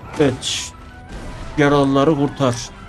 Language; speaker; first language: Turkish; native; Turkish